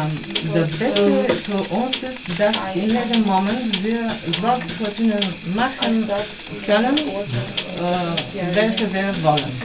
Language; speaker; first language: German; non-native, fluent; Bulgarian